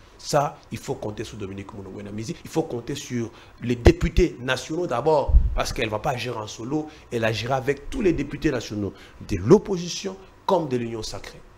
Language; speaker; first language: French; non-native, local second language; Luba-Lulua